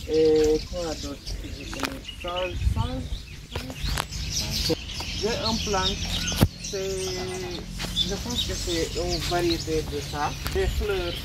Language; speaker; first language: French; non-native, learner; English